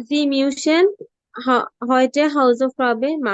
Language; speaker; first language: German; non-native, learner; Bangla